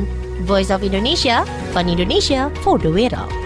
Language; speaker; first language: Dutch; non-native, learner; Indonesian